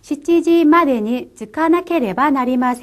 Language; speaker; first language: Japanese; non-native, fluent; Korean